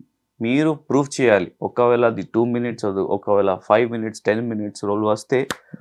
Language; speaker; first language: Telugu; non-native, local second language; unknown